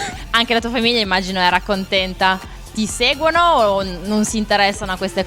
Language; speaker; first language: Italian; native; Italian